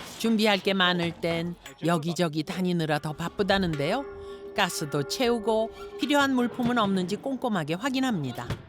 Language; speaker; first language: Korean; native; Korean